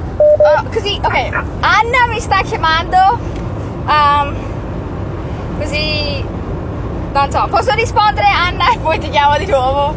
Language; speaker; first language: Italian; non-native, learner; English